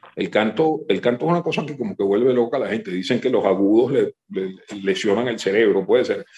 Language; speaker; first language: Spanish; native; Spanish